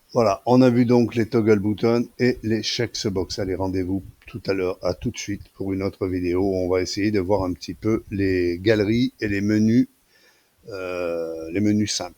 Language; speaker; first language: French; native; French